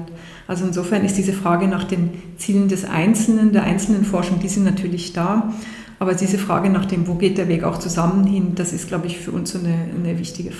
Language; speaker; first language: German; native; German